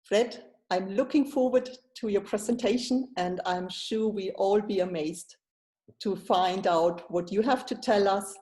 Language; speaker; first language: English; non-native, fluent; German